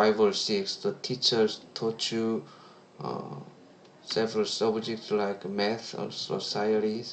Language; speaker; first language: English; non-native, learner; Korean